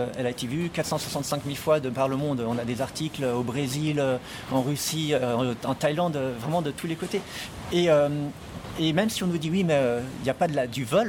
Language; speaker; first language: French; native; French